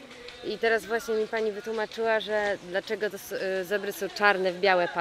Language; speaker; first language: Polish; native; Polish